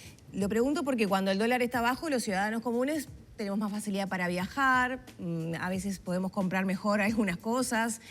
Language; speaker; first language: Spanish; native; Spanish